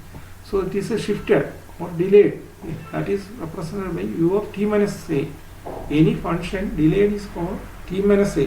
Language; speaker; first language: English; non-native, local second language; Malayalam